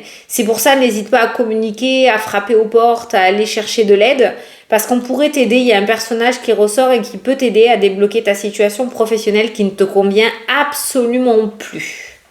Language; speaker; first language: French; native; French